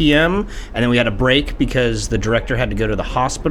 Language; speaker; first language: English; native; English